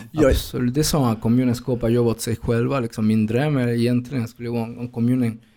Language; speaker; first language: Swedish; non-native, fluent; Spanish